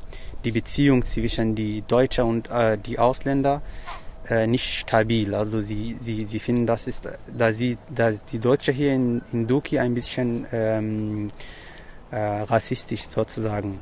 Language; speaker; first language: German; non-native, learner; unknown